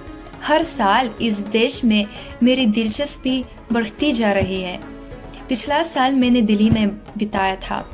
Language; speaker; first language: Hindi; non-native, fluent; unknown